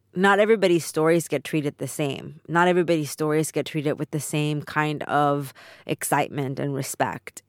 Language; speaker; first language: English; early bilingual, other home language; Spanish